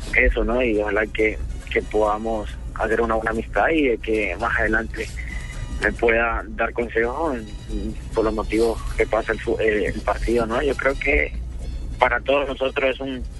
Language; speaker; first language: Spanish; native; Spanish